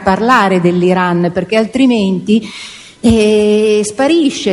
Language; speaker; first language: Italian; native; Italian